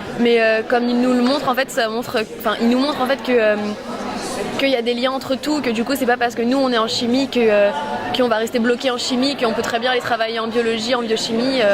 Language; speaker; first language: French; native; French